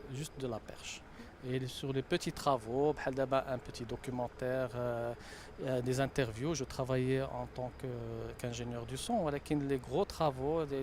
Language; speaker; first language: French; non-native, local second language; Arabic